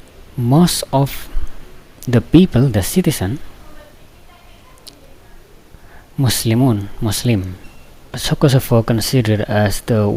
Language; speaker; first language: English; non-native, fluent; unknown